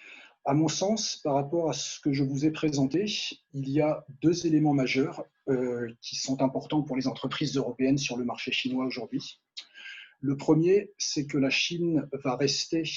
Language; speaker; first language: French; native; French